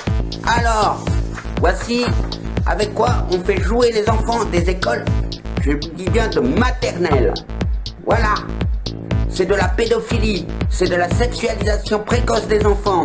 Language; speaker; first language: French; native; French